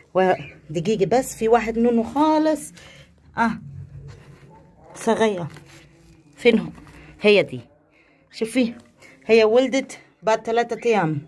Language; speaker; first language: Arabic; non-native, learner; German